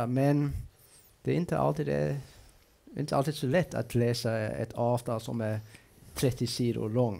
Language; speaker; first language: Swedish; non-native, fluent; English